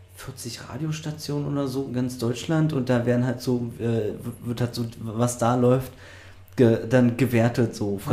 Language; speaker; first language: German; native; German